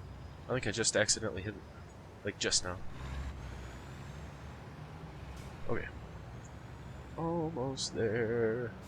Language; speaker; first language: English; native; English